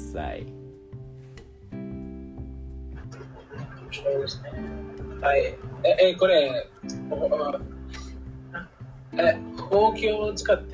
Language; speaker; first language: Japanese; non-native, learner; English